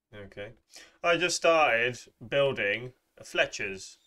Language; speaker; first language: English; native; English